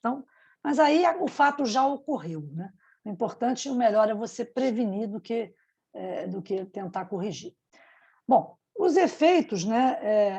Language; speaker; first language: Portuguese; native; Portuguese